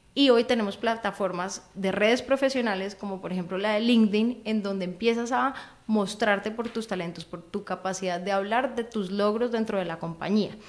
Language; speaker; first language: Spanish; native; Spanish